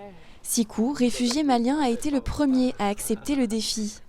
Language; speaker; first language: French; native; French